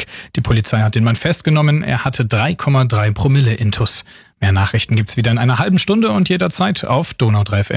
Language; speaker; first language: German; native; German